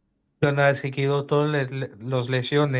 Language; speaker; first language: Spanish; non-native, fluent; Dutch